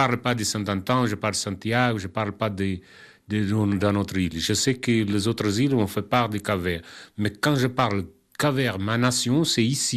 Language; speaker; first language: French; non-native, learner; Kabuverdianu